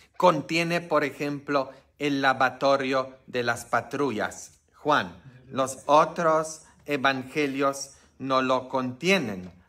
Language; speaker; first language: Spanish; non-native, fluent; Polish